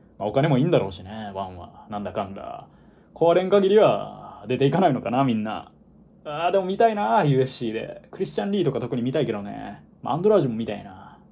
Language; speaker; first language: Japanese; native; Japanese